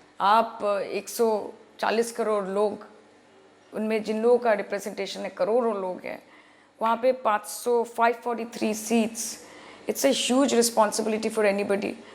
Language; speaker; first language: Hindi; non-native, local second language; Bangla